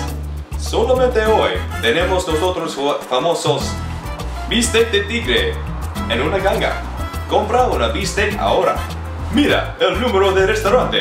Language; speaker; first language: Spanish; non-native, learner; English